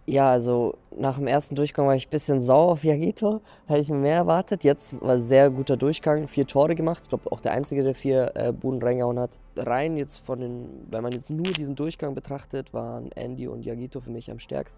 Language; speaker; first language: German; native; German